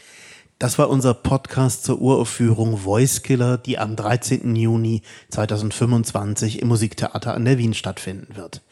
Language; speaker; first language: German; native; German